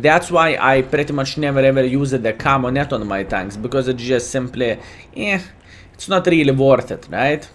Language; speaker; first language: English; non-native, fluent; Lithuanian